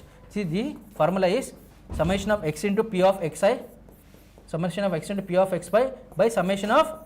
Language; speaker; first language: English; non-native, local second language; Telugu